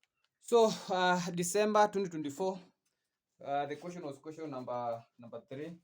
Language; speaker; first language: English; non-native, local second language; Swahili